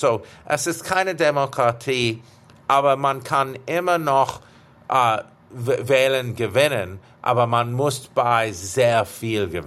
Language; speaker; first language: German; non-native, fluent; English